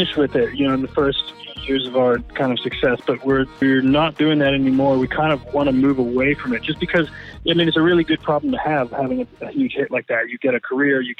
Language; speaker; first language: English; native; English